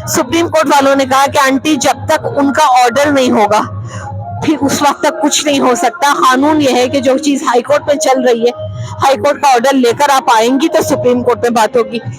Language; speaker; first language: Urdu; native; Urdu